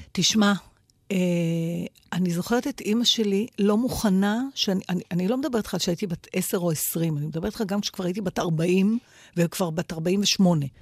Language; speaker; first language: Hebrew; native; Hebrew